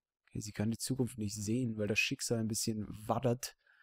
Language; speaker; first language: German; native; German